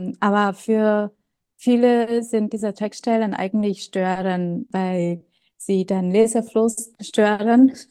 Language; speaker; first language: German; non-native, fluent; Vietnamese